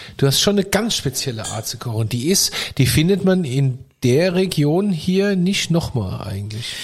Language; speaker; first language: German; native; German